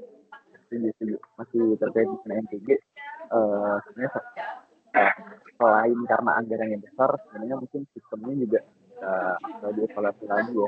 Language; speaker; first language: Indonesian; native; Indonesian